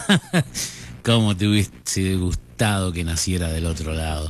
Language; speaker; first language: Spanish; native; Spanish